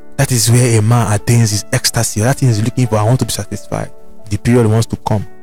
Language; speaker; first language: English; non-native, local second language; Igbo